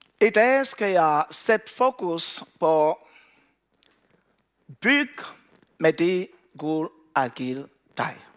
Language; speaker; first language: Danish; non-native, learner; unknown